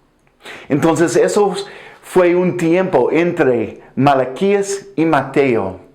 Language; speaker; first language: Spanish; non-native, fluent; English